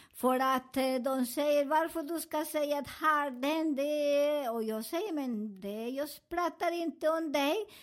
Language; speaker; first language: Swedish; non-native, fluent; Spanish